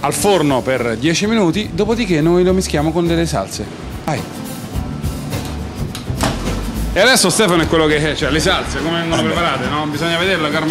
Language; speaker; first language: Italian; native; Italian